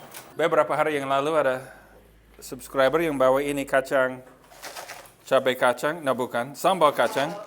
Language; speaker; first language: Indonesian; non-native, fluent; English